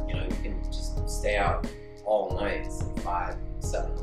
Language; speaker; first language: English; native; English